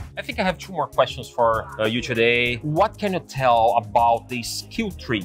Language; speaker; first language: English; non-native, fluent; Portuguese